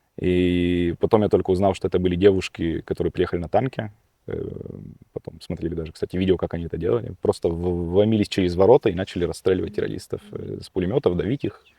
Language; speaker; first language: Russian; early bilingual, heritage; Russian